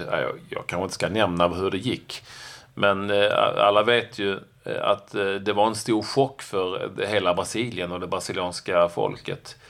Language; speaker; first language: Swedish; native; Swedish